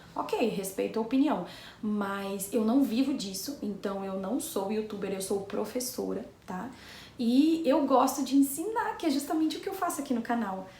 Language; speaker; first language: Portuguese; native; Portuguese